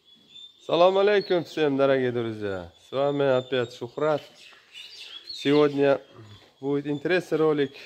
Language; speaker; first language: Russian; non-native, learner; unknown